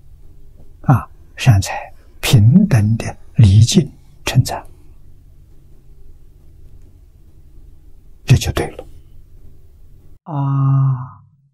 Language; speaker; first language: Chinese; native; Chinese